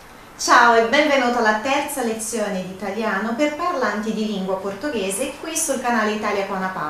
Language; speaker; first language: Italian; non-native, fluent; Portuguese